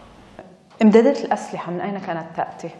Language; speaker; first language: Arabic; native; Arabic